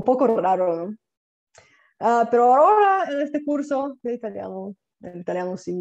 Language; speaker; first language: Spanish; non-native, fluent; Bulgarian